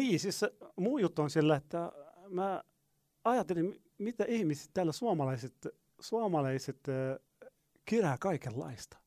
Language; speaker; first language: Finnish; non-native, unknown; Arabic